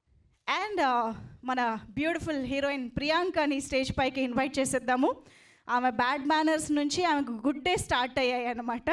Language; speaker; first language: Telugu; native; Telugu